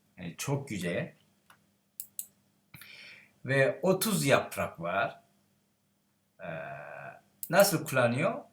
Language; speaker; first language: Turkish; non-native, learner; Korean